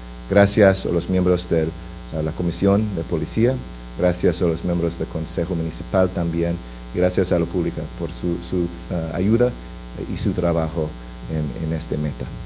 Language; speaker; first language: Spanish; non-native, fluent; English